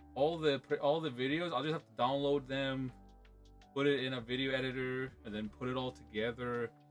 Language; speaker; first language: English; early bilingual, other home language; Spanish